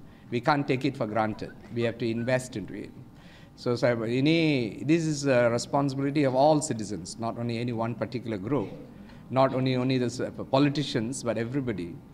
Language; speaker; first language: English; non-native, local second language; Tamil